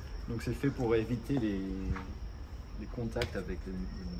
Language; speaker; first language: French; non-native, fluent; Japanese